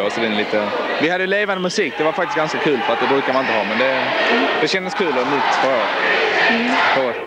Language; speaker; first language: Swedish; native; Swedish